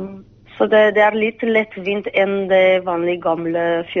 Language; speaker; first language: Norwegian; non-native, fluent; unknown